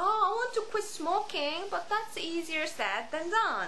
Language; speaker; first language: English; non-native, fluent; Korean